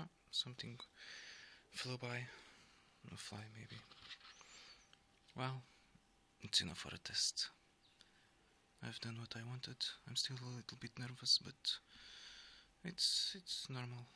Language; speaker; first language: English; non-native, fluent; Portuguese